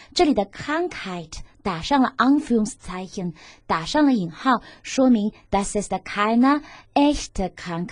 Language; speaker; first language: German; non-native, fluent; Chinese